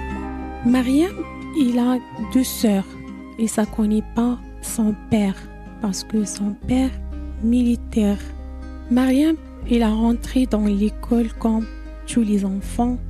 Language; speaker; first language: French; non-native, learner; Arabic